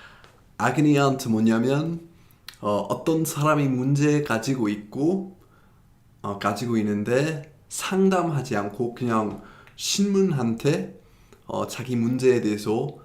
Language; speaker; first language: Korean; non-native, fluent; English